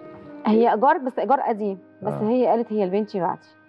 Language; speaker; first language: Arabic; native; Arabic